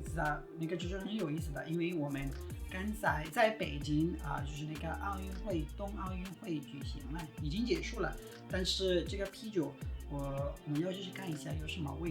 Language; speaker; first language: Chinese; non-native, fluent; Spanish